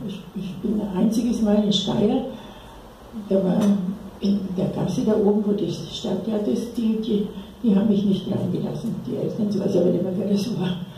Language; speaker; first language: German; native; German